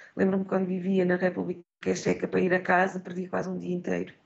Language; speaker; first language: Portuguese; native; Portuguese